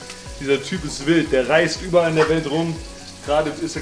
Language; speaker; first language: German; native; German